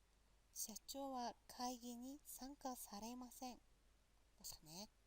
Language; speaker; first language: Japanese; non-native, fluent; Mongolian